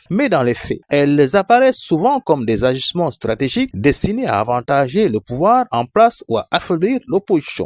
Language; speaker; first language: French; non-native, local second language; Wolof